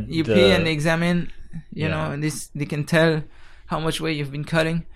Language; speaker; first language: English; non-native, fluent; French